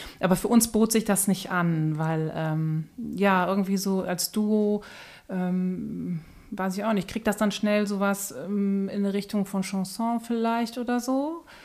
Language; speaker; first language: German; native; German